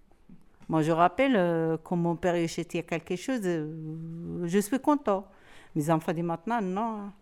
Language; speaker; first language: French; non-native, learner; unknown